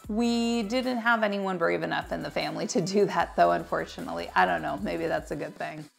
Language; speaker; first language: English; native; English